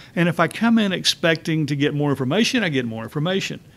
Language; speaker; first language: English; native; English